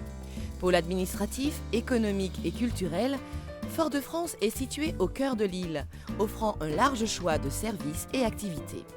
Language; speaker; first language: French; native; French